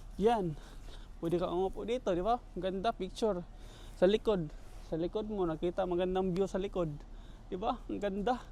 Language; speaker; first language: Filipino; native; Filipino